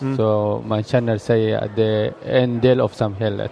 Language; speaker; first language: Swedish; non-native, learner; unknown